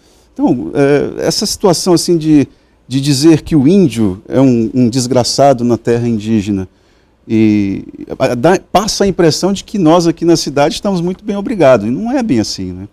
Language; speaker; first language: Portuguese; native; Portuguese